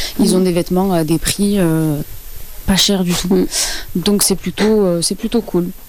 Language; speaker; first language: French; native; French